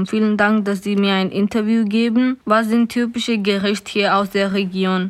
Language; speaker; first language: German; non-native, learner; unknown